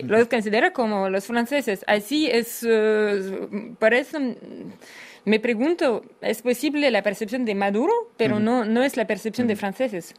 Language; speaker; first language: Spanish; non-native, fluent; Russian